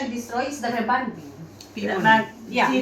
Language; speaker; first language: English; non-native, local second language; Filipino